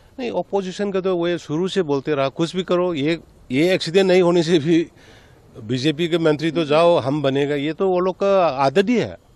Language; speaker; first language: Hindi; non-native, local second language; Manipuri